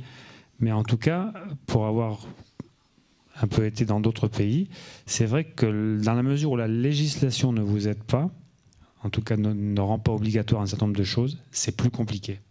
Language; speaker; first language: French; native; French